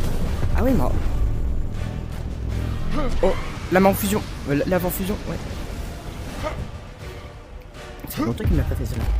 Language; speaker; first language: French; native; French